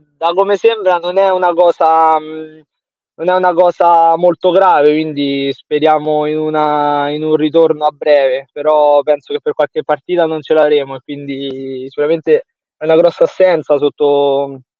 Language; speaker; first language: Italian; native; Italian